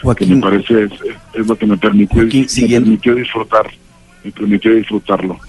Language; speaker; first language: Spanish; native; Spanish